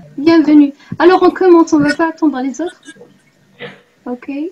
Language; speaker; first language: French; non-native, fluent; Arabic